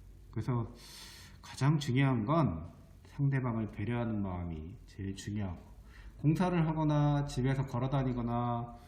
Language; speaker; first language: Korean; native; Korean